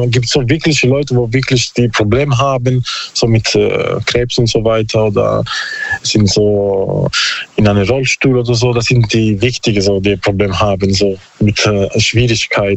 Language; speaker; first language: German; non-native, learner; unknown